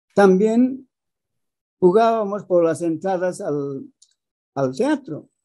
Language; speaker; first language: Spanish; early bilingual, other home language; Aymara